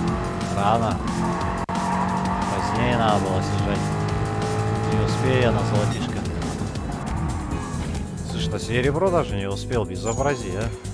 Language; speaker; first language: Russian; native; Russian